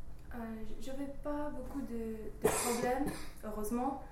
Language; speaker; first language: French; non-native, learner; English